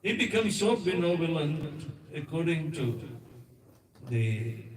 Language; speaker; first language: English; non-native, local second language; Hindi